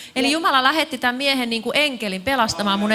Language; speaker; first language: Finnish; native; Finnish